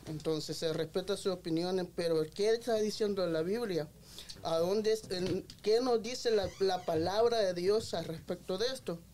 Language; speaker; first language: Spanish; early bilingual, heritage; Spanish